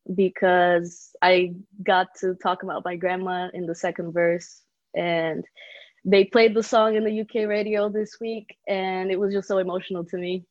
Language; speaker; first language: English; early bilingual, other home language; Bulgarian